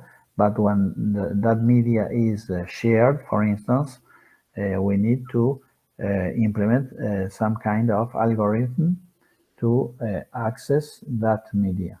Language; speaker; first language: English; non-native, fluent; Spanish